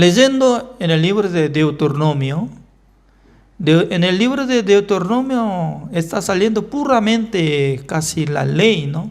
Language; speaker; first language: Spanish; non-native, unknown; Korean